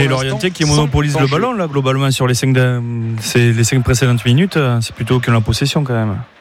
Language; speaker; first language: French; native; French